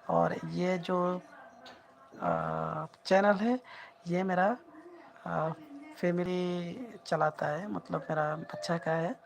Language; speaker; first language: Hindi; non-native, learner; Bangla